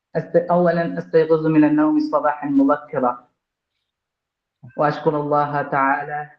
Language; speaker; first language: Arabic; non-native, learner; Bangla